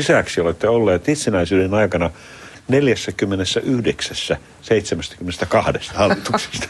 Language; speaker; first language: Finnish; native; Finnish